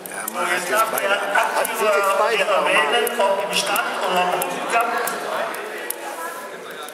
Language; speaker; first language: German; native; German